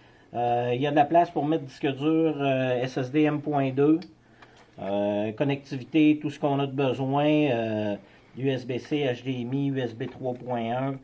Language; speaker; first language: French; native; French